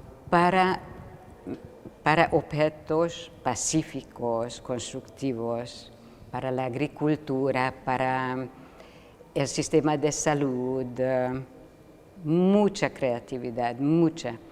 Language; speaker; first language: Spanish; non-native, fluent; Hungarian